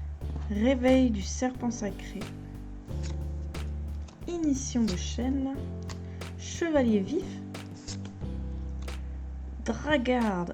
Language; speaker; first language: French; native; French